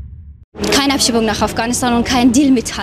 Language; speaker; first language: German; non-native, learner; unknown